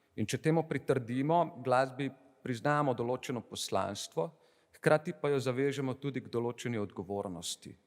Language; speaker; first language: Slovenian; native; Slovenian